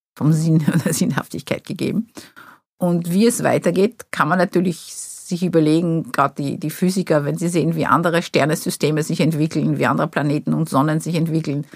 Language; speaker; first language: German; non-native, fluent; Portuguese